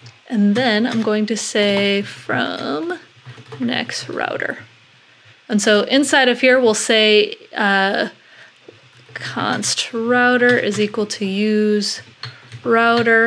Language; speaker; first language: English; native; English